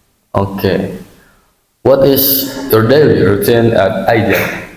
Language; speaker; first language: English; non-native, learner; Indonesian